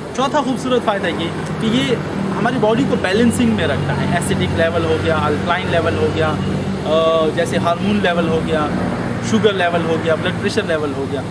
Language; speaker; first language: Urdu; non-native, local second language; Pashto